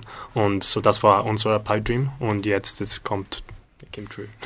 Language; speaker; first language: German; non-native, learner; English